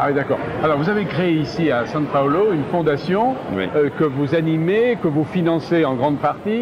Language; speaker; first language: French; native; French